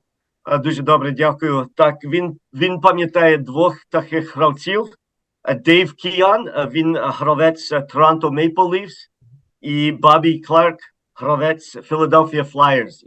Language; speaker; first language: Ukrainian; early bilingual, heritage; Ukrainian